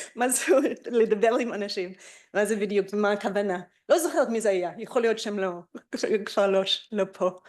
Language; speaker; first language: Hebrew; non-native, fluent; English